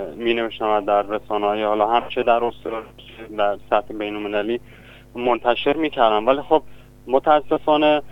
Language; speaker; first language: Persian; non-native, local second language; Kurdish